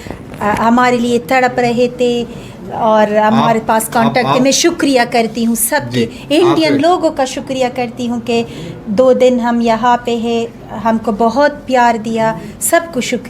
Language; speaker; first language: Hindi; non-native, learner; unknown